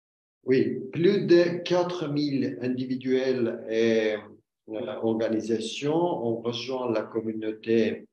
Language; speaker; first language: French; non-native, learner; Armenian